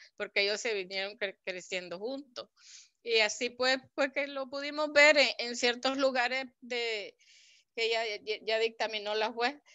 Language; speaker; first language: Spanish; native; Spanish